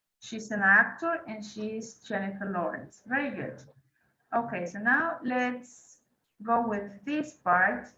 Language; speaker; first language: English; non-native, fluent; Spanish